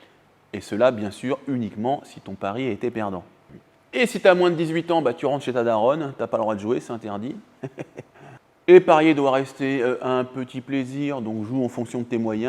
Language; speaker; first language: French; native; French